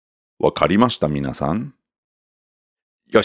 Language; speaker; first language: Japanese; non-native, fluent; English